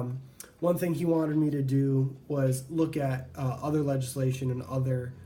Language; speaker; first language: English; native; English